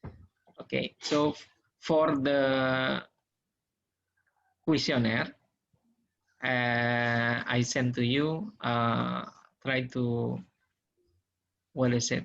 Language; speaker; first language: English; non-native, learner; Indonesian